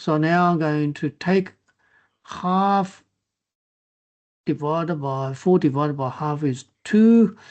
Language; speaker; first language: English; non-native, fluent; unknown